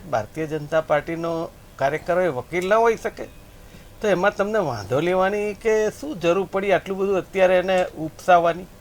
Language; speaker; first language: Gujarati; native; Gujarati